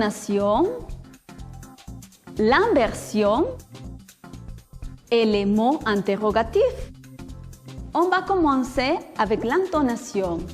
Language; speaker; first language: French; non-native, fluent; Spanish